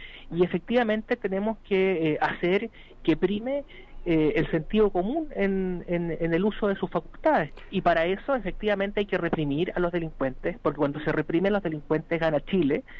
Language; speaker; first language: Spanish; native; Spanish